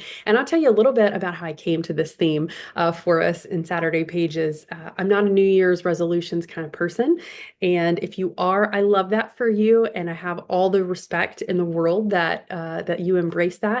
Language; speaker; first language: English; native; English